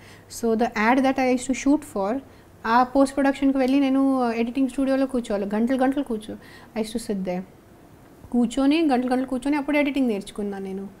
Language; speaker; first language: Telugu; non-native, local second language; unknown